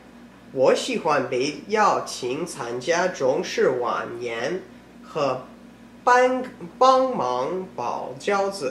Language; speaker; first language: Chinese; non-native, learner; English